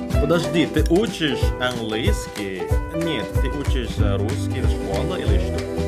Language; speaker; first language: Russian; non-native, learner; Indonesian